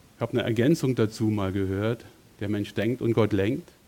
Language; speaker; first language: German; native; German